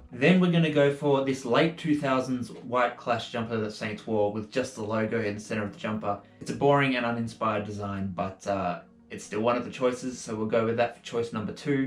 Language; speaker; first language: English; native; English